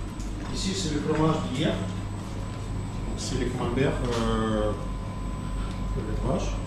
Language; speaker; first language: French; non-native, learner; Russian